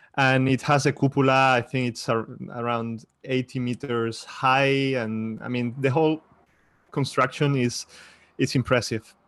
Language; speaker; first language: English; non-native, fluent; Spanish